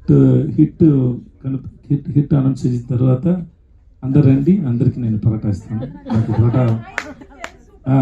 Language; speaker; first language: Telugu; non-native, learner; Tamil